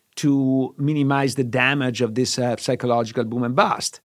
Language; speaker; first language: English; non-native, fluent; Italian